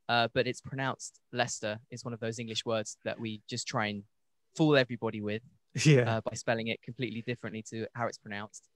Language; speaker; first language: English; native; English